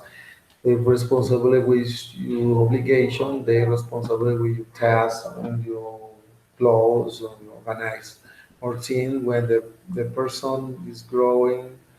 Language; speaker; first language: English; non-native, learner; Spanish